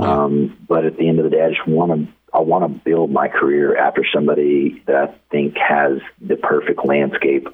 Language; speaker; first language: English; native; English